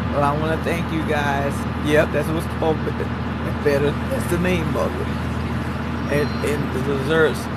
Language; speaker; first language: English; native; English